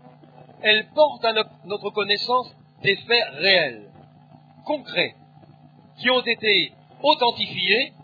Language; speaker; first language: French; native; French